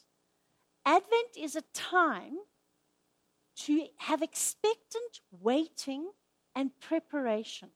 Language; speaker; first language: English; native; English